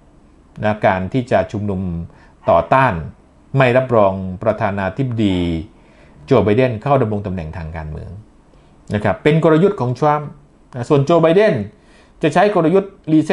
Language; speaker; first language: Thai; native; Thai